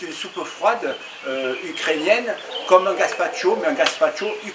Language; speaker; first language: French; native; French